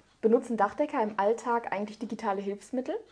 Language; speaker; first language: German; native; German